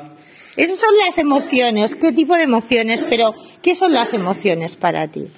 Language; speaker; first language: Spanish; native; Spanish